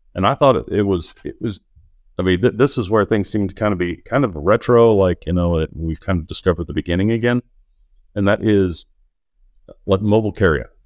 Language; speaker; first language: English; native; English